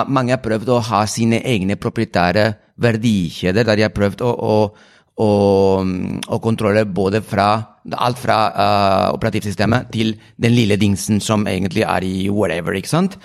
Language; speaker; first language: Norwegian; non-native, fluent; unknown